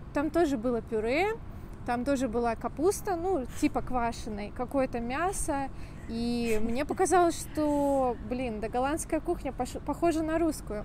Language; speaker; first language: Russian; native; Russian